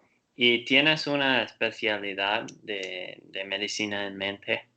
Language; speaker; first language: Spanish; non-native, learner; Portuguese